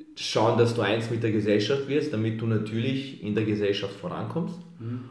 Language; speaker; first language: German; early bilingual, other home language; Serbian